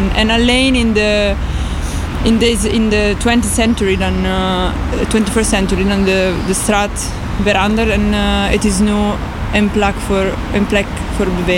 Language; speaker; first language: Dutch; non-native, learner; Italian